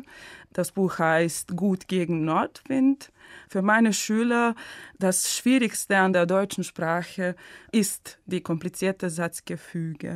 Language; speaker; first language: German; non-native, fluent; Serbian